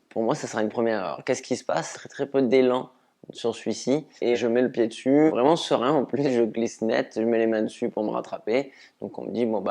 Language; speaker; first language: French; native; French